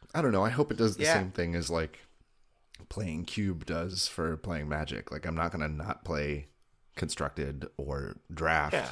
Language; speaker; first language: English; native; English